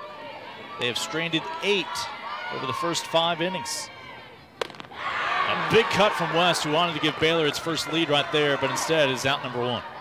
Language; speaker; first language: English; native; English